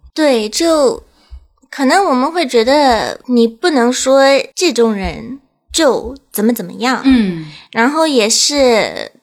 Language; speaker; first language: Chinese; non-native, fluent; English